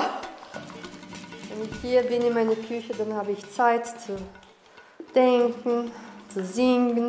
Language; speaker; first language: German; non-native, local second language; Portuguese